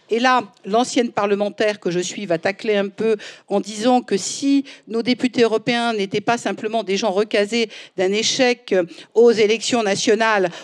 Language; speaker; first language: French; native; French